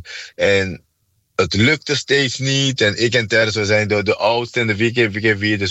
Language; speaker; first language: Dutch; non-native, fluent; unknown